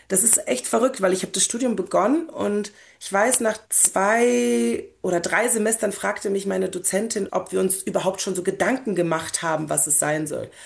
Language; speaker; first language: German; early bilingual, other home language; Polish